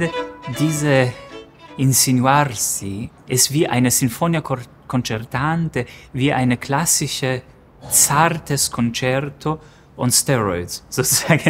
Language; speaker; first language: German; non-native, fluent; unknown